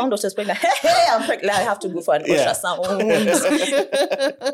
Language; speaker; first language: English; non-native, local second language; Swahili